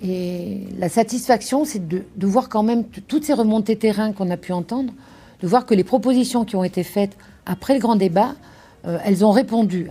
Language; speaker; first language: French; native; French